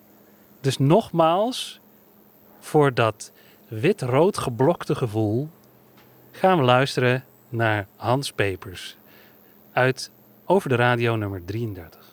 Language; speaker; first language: Dutch; native; Dutch